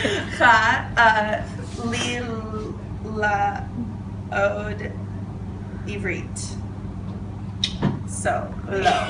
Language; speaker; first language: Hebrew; non-native, learner; English